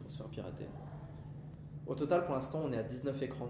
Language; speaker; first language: French; native; French